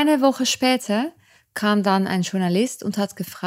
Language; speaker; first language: German; native; German